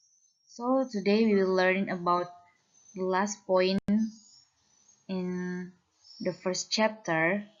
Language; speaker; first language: English; non-native, fluent; Indonesian